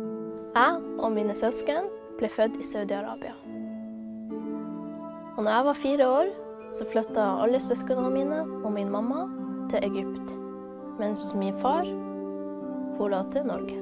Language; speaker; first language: Norwegian; early bilingual, other home language; Somali